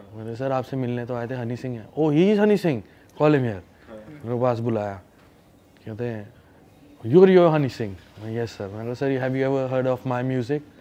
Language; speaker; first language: Hindi; native; Hindi